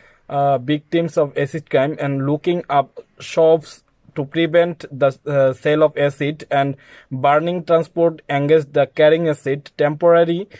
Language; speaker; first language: English; non-native, learner; Bangla